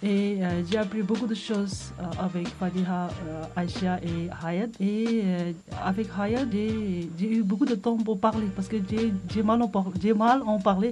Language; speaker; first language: French; non-native, learner; Tibetan